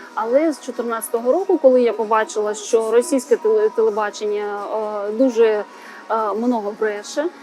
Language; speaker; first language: Ukrainian; non-native, fluent; Russian